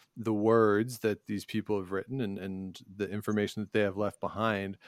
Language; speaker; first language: English; native; English